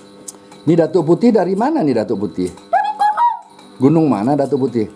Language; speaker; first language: Indonesian; native; Indonesian